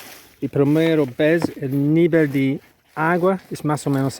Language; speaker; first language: Spanish; non-native, learner; English